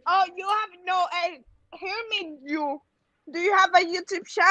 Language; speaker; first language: English; non-native, local second language; Spanish